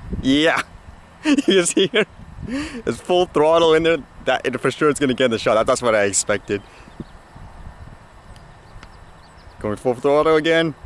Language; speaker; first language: English; native; English